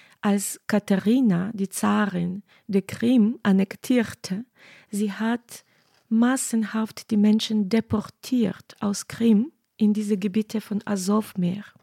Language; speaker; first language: German; non-native, fluent; Ukrainian